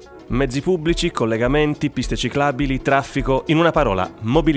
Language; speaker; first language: Italian; native; Italian